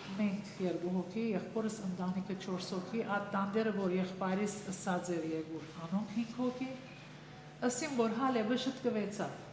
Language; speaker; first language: Armenian; early bilingual, heritage; Armenian